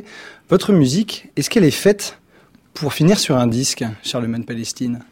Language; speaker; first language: French; native; French